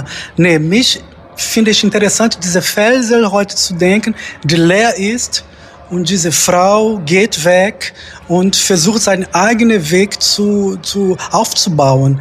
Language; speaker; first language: German; non-native, fluent; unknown